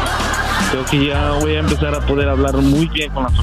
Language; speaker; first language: Spanish; non-native, learner; English